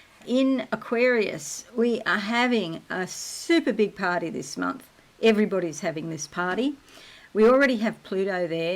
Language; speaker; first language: English; native; English